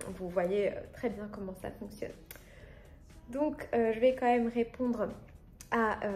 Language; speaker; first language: French; native; French